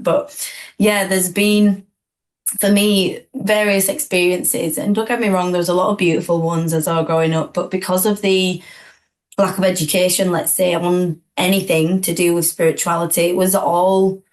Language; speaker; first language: English; native; English